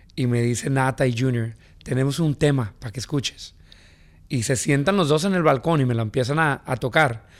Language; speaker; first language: Spanish; early bilingual, heritage; Spanish